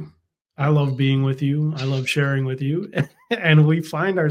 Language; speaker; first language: English; native; English